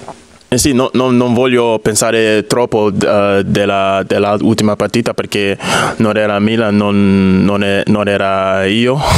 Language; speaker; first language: Italian; non-native, fluent; English